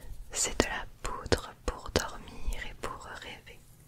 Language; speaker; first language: French; native; French